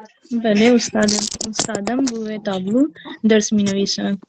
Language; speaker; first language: Persian; non-native, learner; Urdu